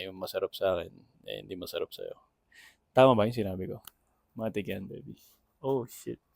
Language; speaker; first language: Filipino; native; Filipino